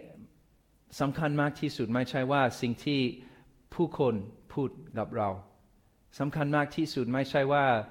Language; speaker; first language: Thai; non-native, fluent; English